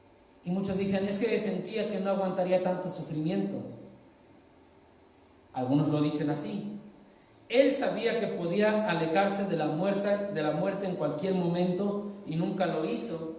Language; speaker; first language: Spanish; native; Spanish